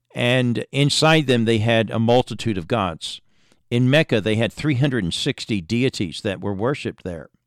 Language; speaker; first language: English; native; English